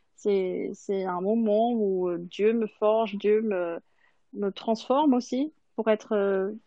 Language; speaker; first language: French; non-native, local second language; Malagasy